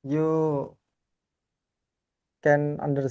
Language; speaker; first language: English; non-native, learner; Indonesian